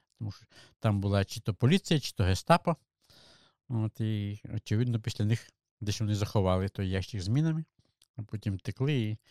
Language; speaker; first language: Ukrainian; native; Ukrainian